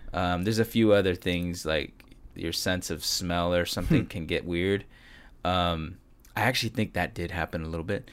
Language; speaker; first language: English; early bilingual, other home language; Spanish